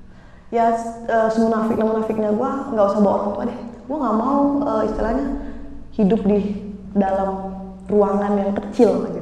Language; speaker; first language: Indonesian; native; Indonesian